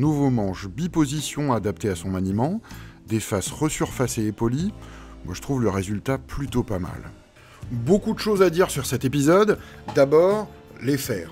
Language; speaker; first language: French; native; French